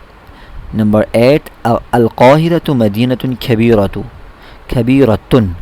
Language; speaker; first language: Arabic; non-native, fluent; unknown